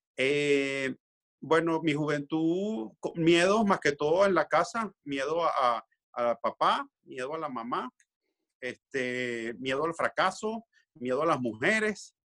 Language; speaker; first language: Spanish; native; Spanish